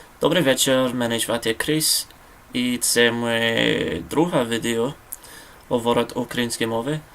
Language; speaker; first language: Ukrainian; non-native, learner; English